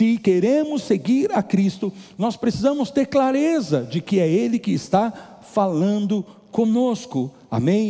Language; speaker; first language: Portuguese; native; Portuguese